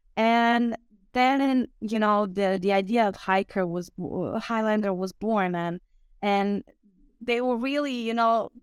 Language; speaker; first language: English; non-native, fluent; Croatian